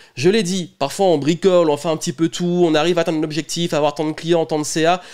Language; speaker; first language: French; native; French